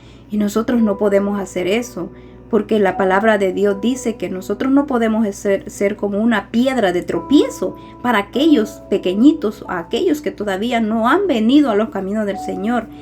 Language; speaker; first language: Spanish; native; Spanish